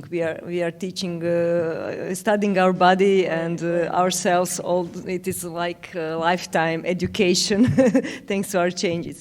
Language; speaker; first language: English; non-native, fluent; Croatian